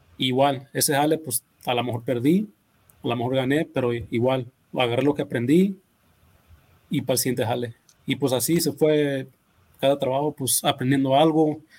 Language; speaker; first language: Spanish; early bilingual, heritage; Spanish